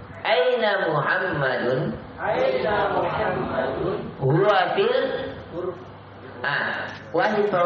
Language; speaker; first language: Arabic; non-native, fluent; Indonesian